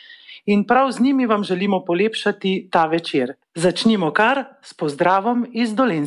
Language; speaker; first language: Slovenian; native; Slovenian